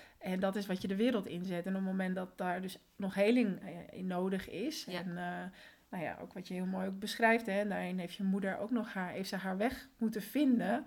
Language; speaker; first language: Dutch; early bilingual, other home language; Spanish